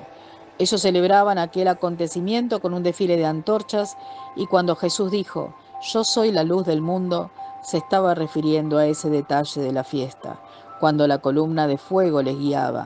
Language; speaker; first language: Spanish; native; Spanish